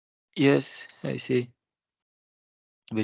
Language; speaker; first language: English; non-native, learner; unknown